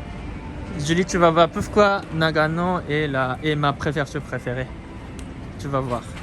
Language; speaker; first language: French; non-native, fluent; Japanese